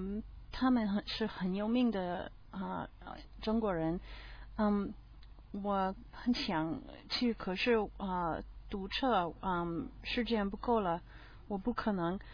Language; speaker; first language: Chinese; non-native, learner; English